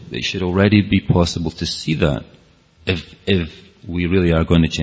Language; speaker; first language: English; native; English